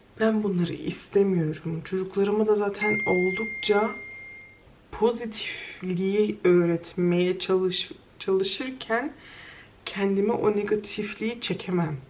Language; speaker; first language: Turkish; native; Turkish